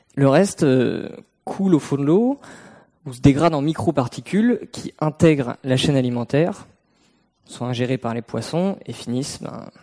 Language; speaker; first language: French; native; French